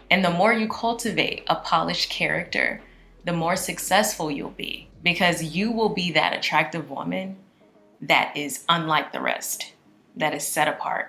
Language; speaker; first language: English; native; English